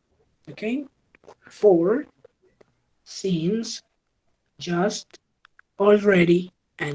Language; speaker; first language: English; non-native, learner; Spanish